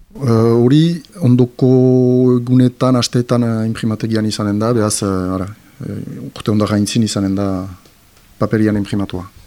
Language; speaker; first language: Basque; native; Basque